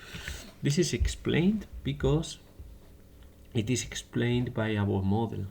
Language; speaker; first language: English; non-native, fluent; Spanish